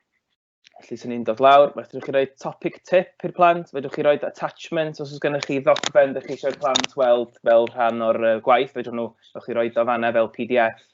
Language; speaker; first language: Welsh; native; Welsh